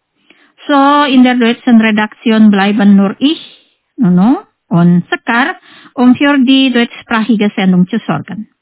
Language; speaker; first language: German; non-native, fluent; Indonesian